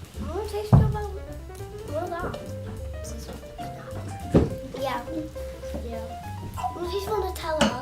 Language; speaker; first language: Welsh; non-native, local second language; English